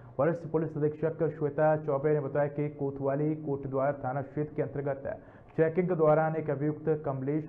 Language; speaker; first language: Hindi; native; Hindi